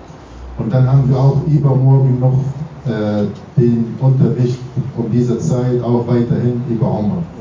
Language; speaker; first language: German; non-native, fluent; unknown